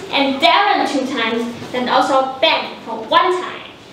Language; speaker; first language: English; non-native, fluent; Chinese